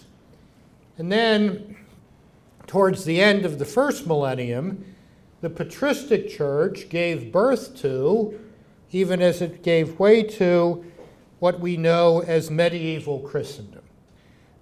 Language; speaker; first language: English; native; English